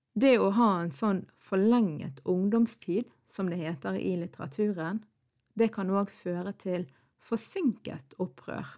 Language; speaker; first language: Norwegian; early bilingual, other home language; Arabic